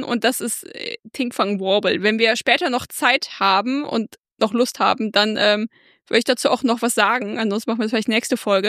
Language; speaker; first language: German; native; German